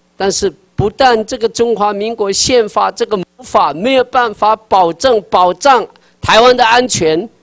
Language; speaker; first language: Chinese; non-native, local second language; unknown